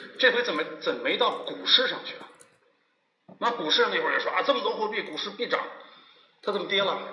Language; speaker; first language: Chinese; native; Chinese